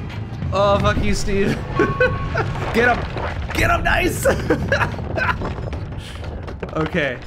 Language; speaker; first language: English; native; English